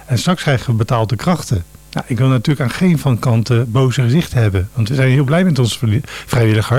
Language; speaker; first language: Dutch; native; Dutch